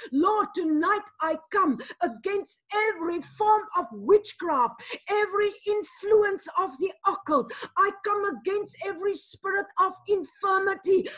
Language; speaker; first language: English; non-native, local second language; Afrikaans